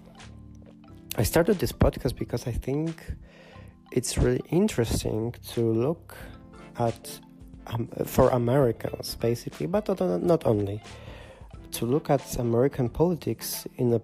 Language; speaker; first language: English; non-native, fluent; Polish